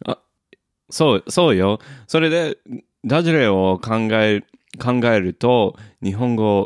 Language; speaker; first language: Japanese; non-native, learner; English